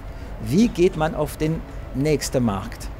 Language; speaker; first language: German; non-native, fluent; French